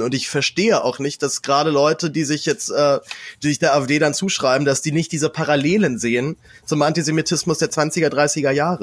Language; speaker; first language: German; native; German